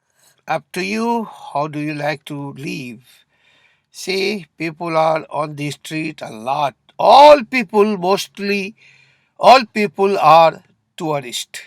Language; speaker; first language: English; non-native, learner; Urdu